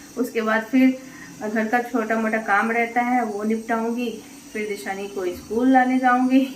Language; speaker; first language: Hindi; native; Hindi